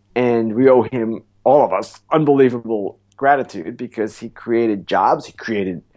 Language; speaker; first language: English; native; English